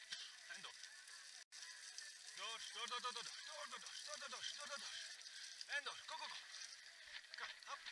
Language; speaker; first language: Dutch; native; Dutch